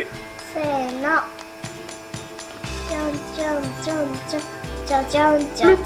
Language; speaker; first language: Japanese; early bilingual, heritage; Japanese